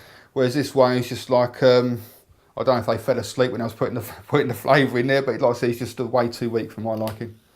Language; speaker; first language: English; native; English